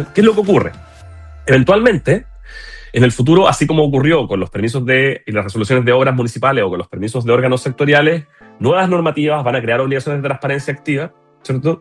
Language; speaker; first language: Spanish; native; Spanish